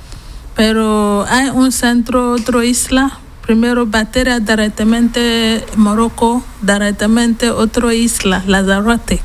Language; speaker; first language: Spanish; non-native, learner; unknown